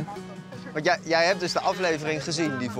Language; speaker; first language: Dutch; native; Dutch